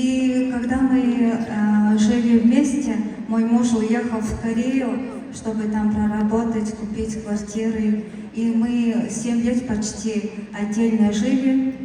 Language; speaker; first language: Russian; non-native, learner; Mongolian